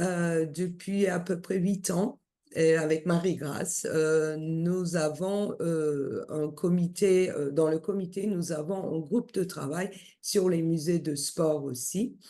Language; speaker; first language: French; non-native, fluent; Turkish